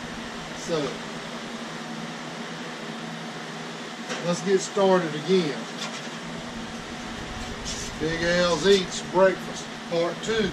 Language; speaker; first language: English; native; English